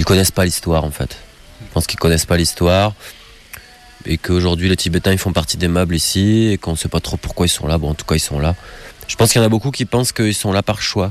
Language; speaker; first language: French; native; French